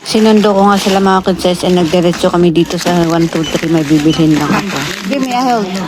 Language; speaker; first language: Filipino; native; Filipino